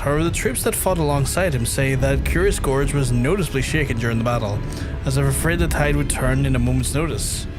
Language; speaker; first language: English; native; English